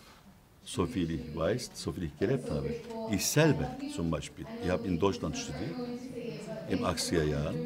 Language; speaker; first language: German; non-native, fluent; Turkish